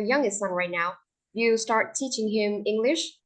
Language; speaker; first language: English; non-native, fluent; Vietnamese